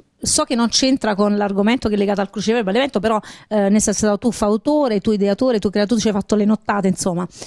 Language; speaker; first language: Italian; native; Italian